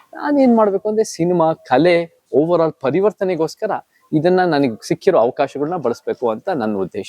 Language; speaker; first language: Kannada; early bilingual, heritage; Kannada